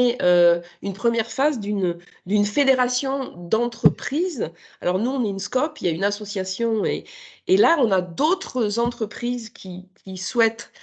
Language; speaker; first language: French; native; French